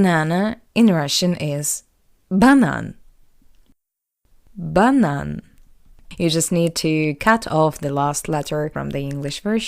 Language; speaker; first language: English; non-native, fluent; Russian